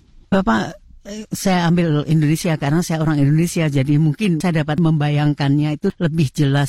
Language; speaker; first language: Indonesian; native; Indonesian